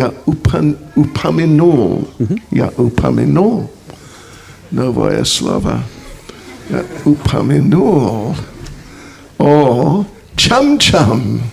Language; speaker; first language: Russian; non-native, fluent; English